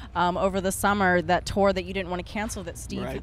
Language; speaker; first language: English; native; English